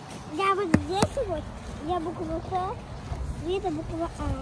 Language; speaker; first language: Russian; early bilingual, heritage; Russian